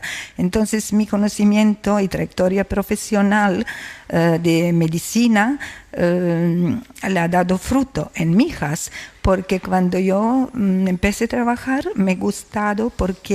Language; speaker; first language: Spanish; non-native, learner; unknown